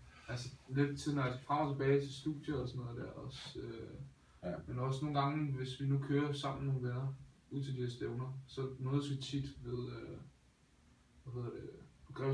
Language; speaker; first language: Danish; native; Danish